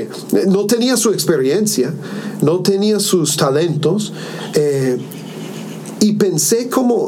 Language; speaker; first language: Spanish; non-native, fluent; English